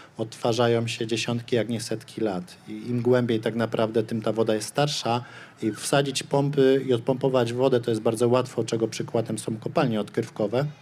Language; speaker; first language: Polish; native; Polish